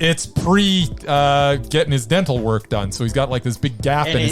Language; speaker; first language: English; native; English